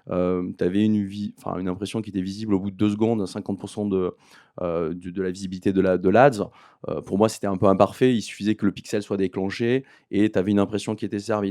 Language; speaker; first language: French; native; French